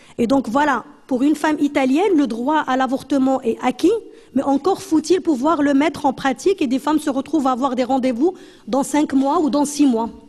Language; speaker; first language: French; non-native, local second language; Arabic